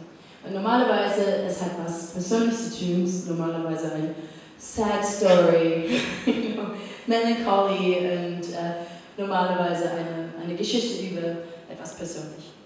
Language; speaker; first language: German; non-native, fluent; English